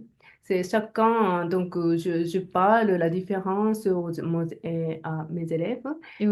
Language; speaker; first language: French; non-native, learner; Japanese